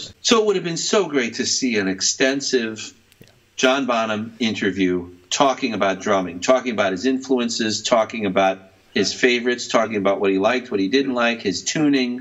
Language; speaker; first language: English; native; English